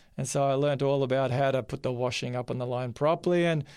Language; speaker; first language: English; early bilingual, other home language; Macedonian